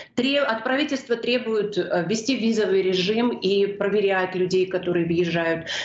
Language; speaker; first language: Russian; non-native, local second language; Georgian